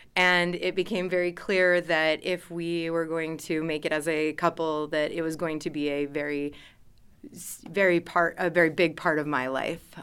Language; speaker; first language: English; native; English